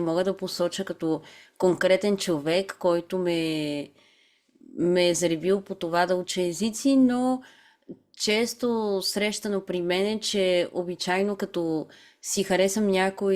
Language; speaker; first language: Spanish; non-native, fluent; Bulgarian